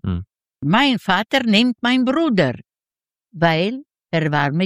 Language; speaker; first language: German; non-native, fluent; Yiddish